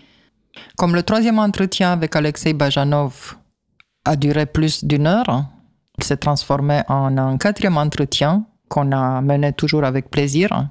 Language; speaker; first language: French; native; French